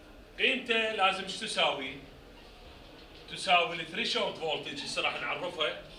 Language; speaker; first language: Arabic; native; Arabic